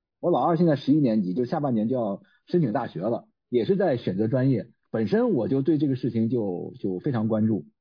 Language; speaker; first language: Chinese; native; Chinese